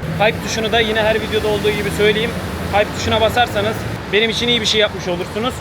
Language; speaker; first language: Turkish; native; Turkish